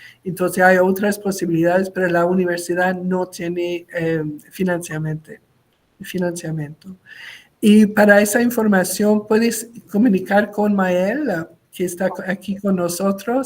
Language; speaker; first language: Spanish; non-native, local second language; French